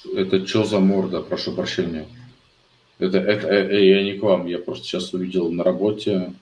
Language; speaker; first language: Russian; native; Russian